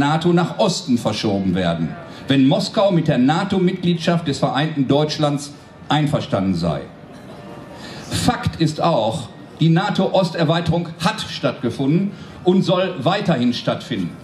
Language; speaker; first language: German; native; German